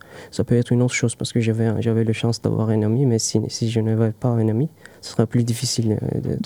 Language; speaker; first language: French; non-native, learner; Turkish